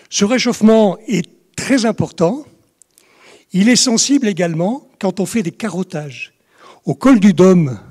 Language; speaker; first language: French; native; French